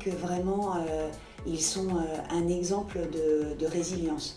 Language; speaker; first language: French; native; French